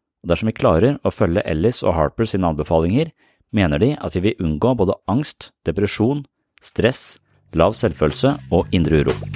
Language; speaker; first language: Norwegian; native; Norwegian